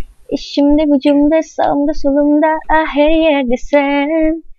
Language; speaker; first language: Turkish; non-native, learner; Indonesian